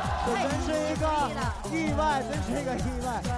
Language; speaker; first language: Chinese; native; Chinese